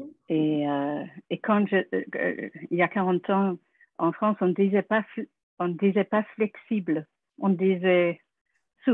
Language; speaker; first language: French; non-native, fluent; English